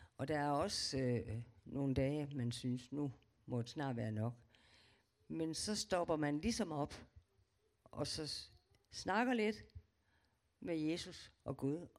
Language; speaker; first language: Danish; native; Danish